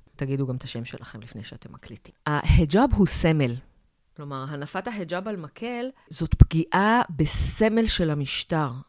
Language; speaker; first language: Hebrew; native; Hebrew